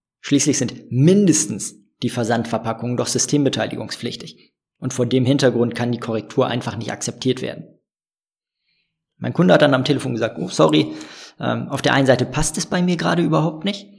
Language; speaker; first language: German; native; German